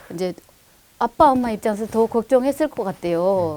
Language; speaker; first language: Korean; non-native, fluent; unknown